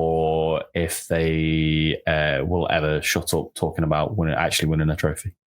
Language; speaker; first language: English; native; English